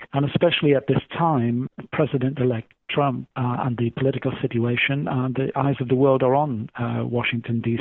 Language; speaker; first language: English; native; English